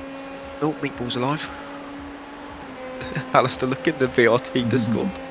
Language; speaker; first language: English; native; English